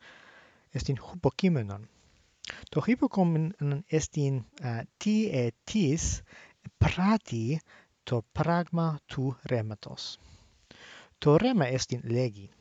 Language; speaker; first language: Greek; non-native, learner; English